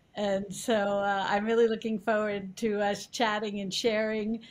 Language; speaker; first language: English; native; English